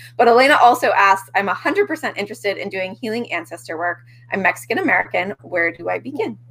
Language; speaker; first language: English; native; English